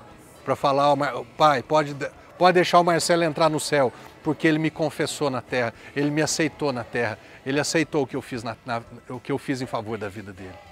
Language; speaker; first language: Portuguese; native; Portuguese